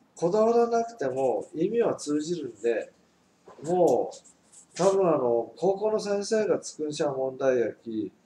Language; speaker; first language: Japanese; native; Japanese